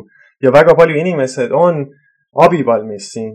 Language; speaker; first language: Estonian; non-native, fluent; Persian